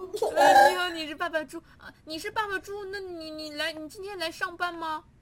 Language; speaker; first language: Chinese; native; Chinese